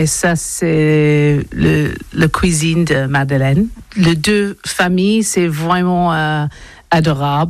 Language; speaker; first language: French; non-native, learner; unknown